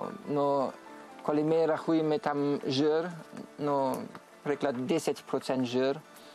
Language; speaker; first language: Ukrainian; non-native, learner; German